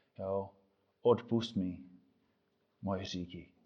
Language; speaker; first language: Czech; non-native, fluent; English